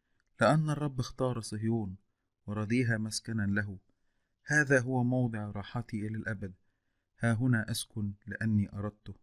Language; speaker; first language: Arabic; native; Arabic